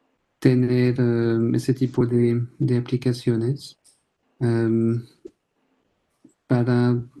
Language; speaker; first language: Spanish; non-native, fluent; French